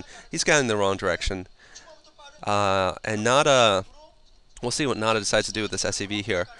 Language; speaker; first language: English; native; English